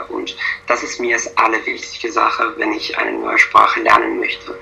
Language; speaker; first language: German; non-native, fluent; English